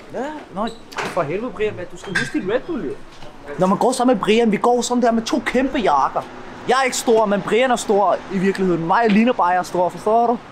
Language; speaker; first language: Danish; early bilingual, other home language; Kurdish